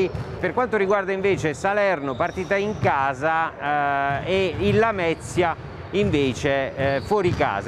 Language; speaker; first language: Italian; native; Italian